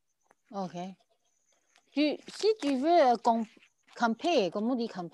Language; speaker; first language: French; non-native, learner; Chinese